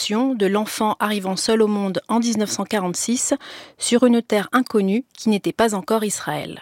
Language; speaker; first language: French; native; French